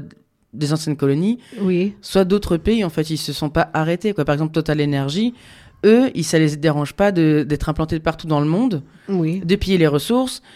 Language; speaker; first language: French; native; French